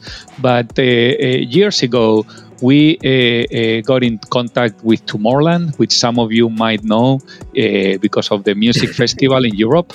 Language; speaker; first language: English; non-native, fluent; Spanish